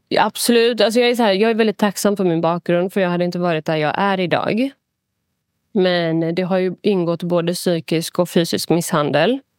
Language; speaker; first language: Swedish; early bilingual, other home language; Persian